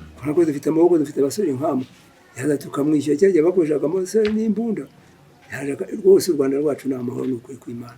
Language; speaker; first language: Kinyarwanda; native; Kinyarwanda